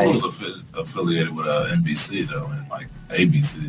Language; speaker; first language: English; native; English